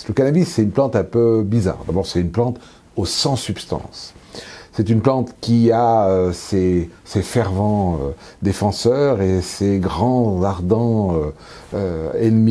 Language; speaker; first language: French; native; French